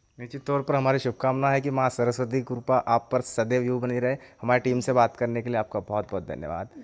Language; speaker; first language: Hindi; native; Hindi